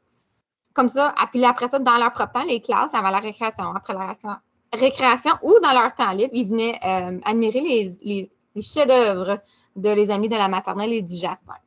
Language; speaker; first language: French; native; French